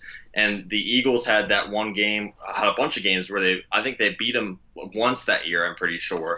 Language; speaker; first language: English; native; English